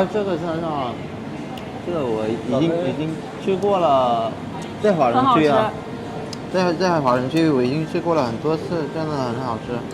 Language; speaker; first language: Chinese; non-native, fluent; Vietnamese